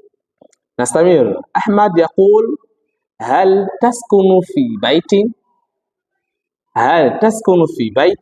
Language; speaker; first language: Arabic; non-native, fluent; Swahili